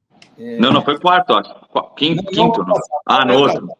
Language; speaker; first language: Portuguese; native; Portuguese